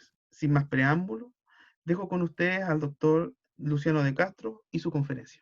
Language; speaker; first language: Spanish; native; Spanish